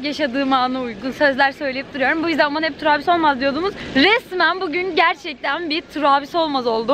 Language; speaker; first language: Turkish; native; Turkish